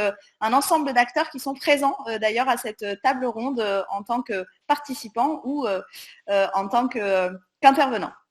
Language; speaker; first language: French; native; French